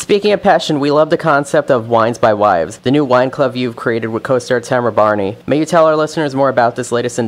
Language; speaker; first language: English; native; English